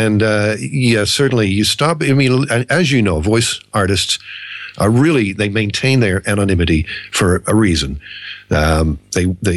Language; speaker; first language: English; native; English